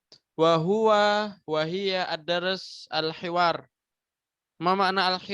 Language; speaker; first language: Arabic; non-native, fluent; Indonesian